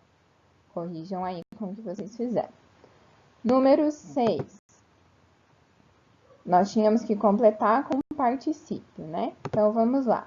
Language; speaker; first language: Portuguese; native; Portuguese